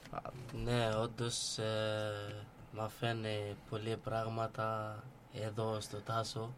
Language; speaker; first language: Greek; non-native, learner; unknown